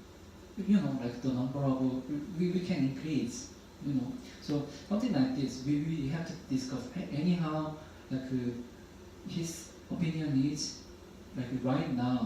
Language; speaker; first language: English; non-native, learner; Korean